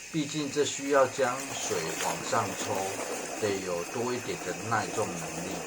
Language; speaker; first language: Chinese; native; Chinese